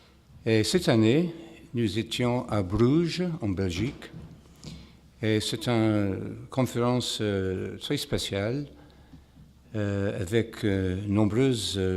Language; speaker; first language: French; non-native, fluent; English